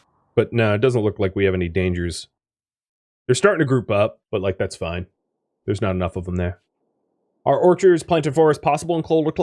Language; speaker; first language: English; native; English